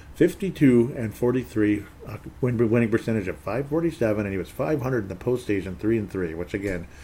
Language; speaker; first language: English; native; English